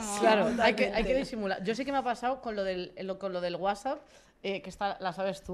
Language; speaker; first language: Spanish; native; Spanish